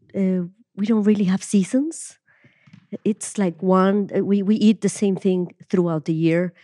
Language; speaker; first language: English; non-native, fluent; Spanish